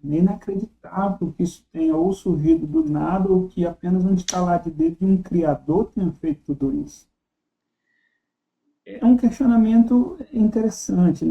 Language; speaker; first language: Portuguese; native; Portuguese